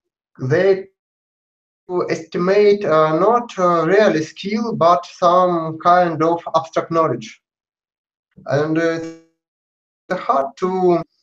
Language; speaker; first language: English; non-native, learner; Russian